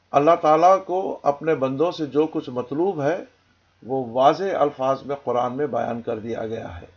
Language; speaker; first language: Urdu; native; Urdu